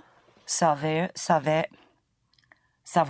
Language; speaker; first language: French; non-native, learner; English